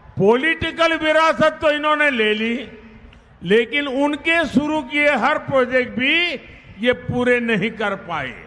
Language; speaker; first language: Hindi; non-native, local second language; Gujarati